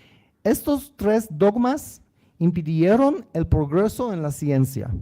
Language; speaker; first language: Spanish; non-native, learner; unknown